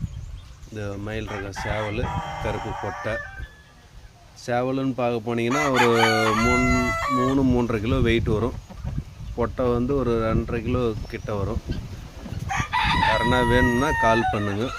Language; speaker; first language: Tamil; native; Tamil